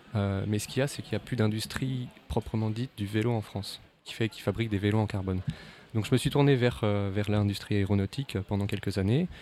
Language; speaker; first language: French; native; French